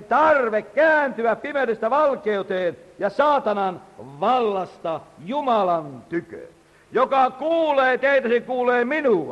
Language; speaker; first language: Finnish; native; Finnish